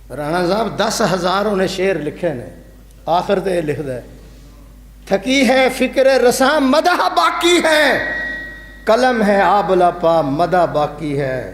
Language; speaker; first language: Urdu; non-native, local second language; Punjabi